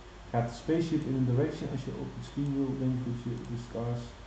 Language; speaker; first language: Dutch; native; Dutch